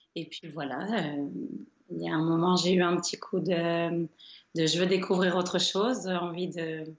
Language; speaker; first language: French; native; French